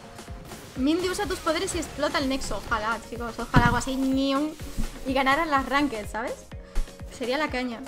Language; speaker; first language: Spanish; native; Spanish